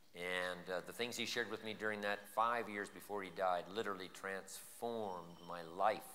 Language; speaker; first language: English; native; English